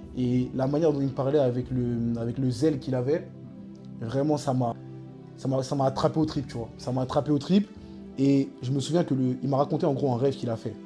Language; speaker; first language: French; early bilingual, other home language; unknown